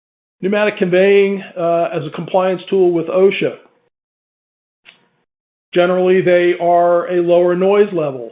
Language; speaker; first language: English; native; English